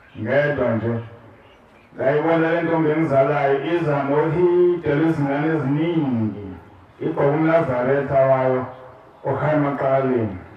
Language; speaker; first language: Zulu; native; Zulu